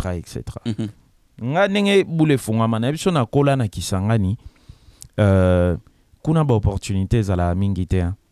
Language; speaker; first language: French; non-native, local second language; Lingala